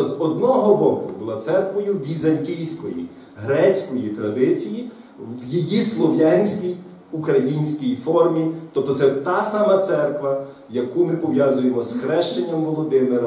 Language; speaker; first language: Ukrainian; native; Ukrainian